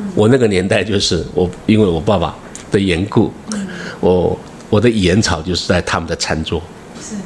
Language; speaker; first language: Chinese; non-native, local second language; Amis